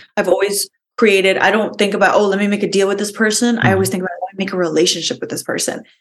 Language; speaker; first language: English; early bilingual, other home language; Spanish